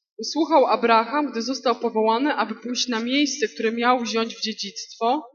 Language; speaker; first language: Polish; native; Polish